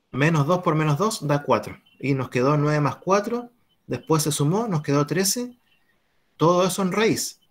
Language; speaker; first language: Spanish; native; Spanish